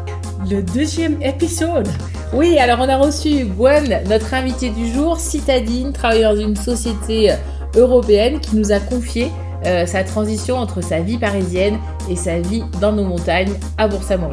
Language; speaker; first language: French; native; French